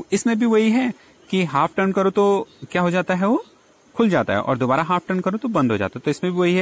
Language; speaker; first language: Hindi; native; Hindi